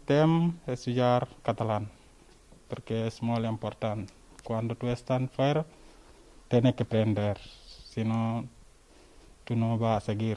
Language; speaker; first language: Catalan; non-native, learner; Spanish